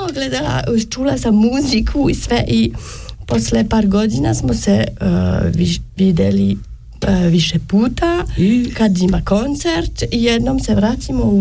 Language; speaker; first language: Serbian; non-native, learner; French